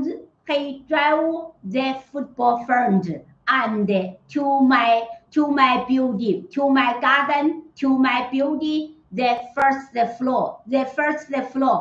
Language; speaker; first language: English; non-native, learner; Chinese